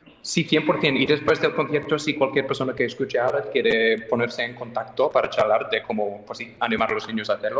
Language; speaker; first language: Spanish; non-native, fluent; English